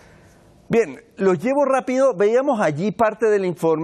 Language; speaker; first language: Spanish; native; Spanish